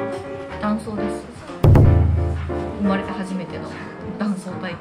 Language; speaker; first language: Japanese; native; Japanese